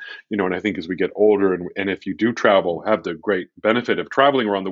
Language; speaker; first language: English; native; English